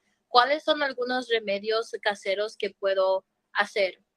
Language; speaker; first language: Spanish; early bilingual, heritage; Spanish